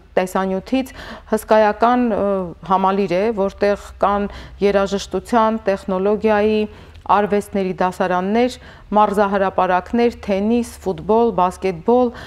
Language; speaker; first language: Armenian; native; Armenian